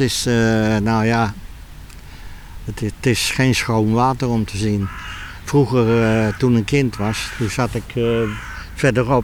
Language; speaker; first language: Dutch; native; Dutch